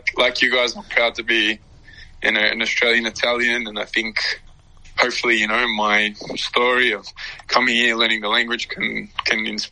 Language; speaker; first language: English; native; English